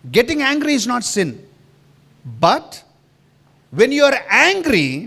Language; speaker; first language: English; non-native, local second language; Telugu